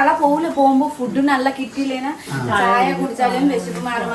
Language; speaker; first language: Malayalam; non-native, learner; Nepali